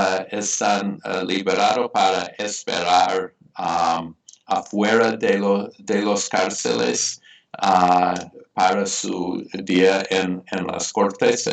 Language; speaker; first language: Spanish; non-native, fluent; English